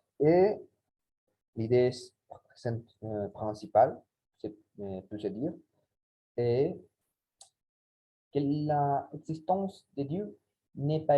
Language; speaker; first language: French; non-native, learner; Spanish